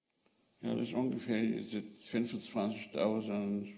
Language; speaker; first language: German; non-native, learner; Arabic